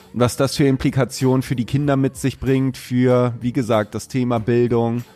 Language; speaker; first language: German; native; German